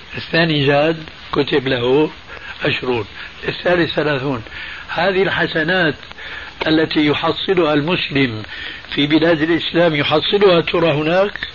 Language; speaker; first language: Arabic; native; Arabic